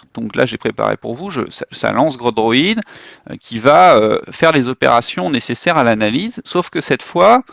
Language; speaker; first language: French; native; French